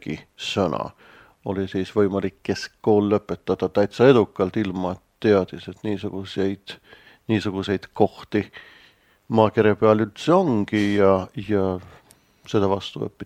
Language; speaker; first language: Estonian; non-native, fluent; Swedish